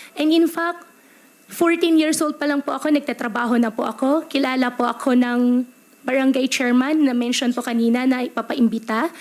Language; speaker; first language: Filipino; native; Filipino